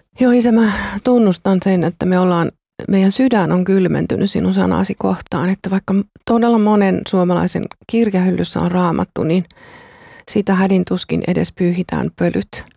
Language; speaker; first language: Finnish; native; Finnish